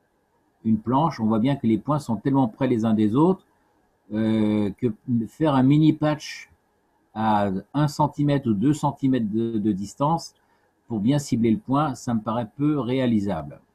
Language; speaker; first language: French; native; French